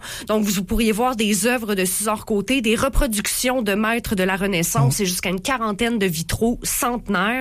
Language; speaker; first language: French; native; French